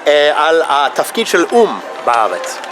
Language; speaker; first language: Hebrew; non-native, fluent; English